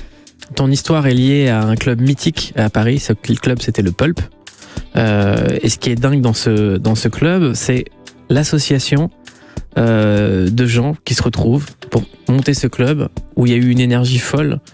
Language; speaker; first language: French; native; French